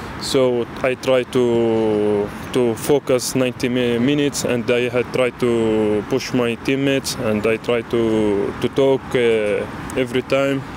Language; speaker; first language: English; non-native, learner; Arabic